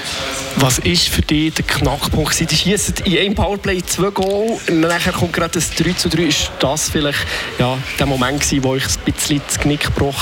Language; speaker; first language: German; native; German